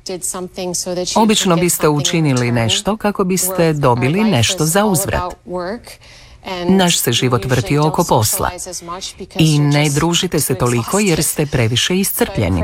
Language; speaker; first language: Croatian; non-native, fluent; English